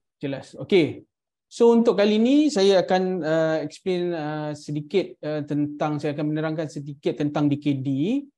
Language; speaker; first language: Malay; native; Malay